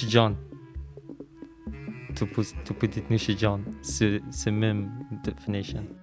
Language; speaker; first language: French; non-native, learner; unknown